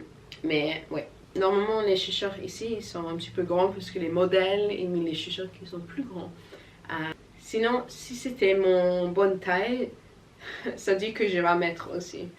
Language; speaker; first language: French; non-native, learner; English